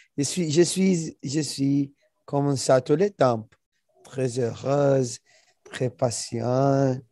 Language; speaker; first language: French; non-native, learner; Portuguese